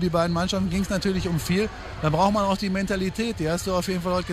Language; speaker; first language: German; native; German